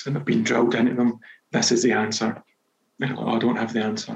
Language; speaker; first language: English; native; English